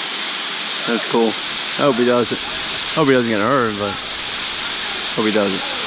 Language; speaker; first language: English; native; English